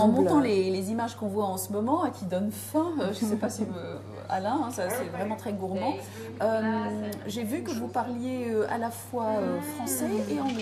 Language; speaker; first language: French; native; French